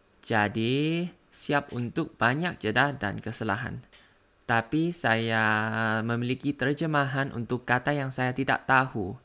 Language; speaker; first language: Indonesian; non-native, learner; Thai